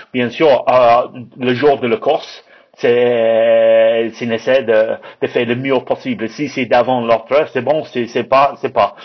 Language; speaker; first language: French; non-native, learner; English